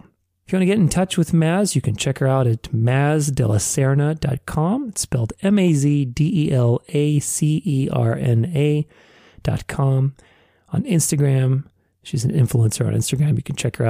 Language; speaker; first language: English; native; English